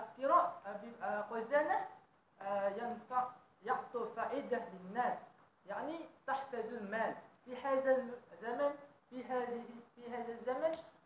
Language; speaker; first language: Arabic; non-native, learner; Malay